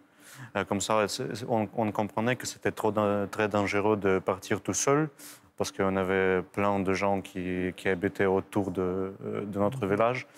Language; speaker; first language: French; non-native, fluent; Ukrainian